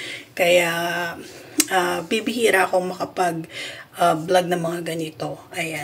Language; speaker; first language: Filipino; native; Filipino